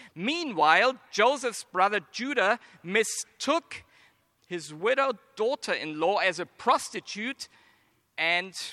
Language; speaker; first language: English; non-native, fluent; German